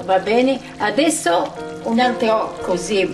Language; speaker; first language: Italian; non-native, learner; Arabic